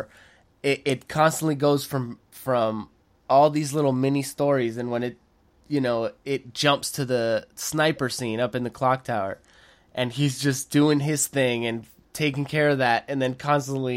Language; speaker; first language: English; early bilingual, other home language; Spanish